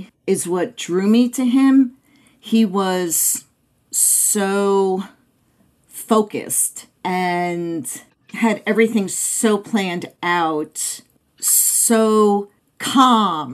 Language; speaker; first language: English; native; English